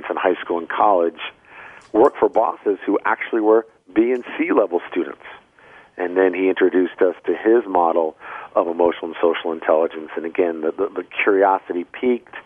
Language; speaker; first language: English; native; English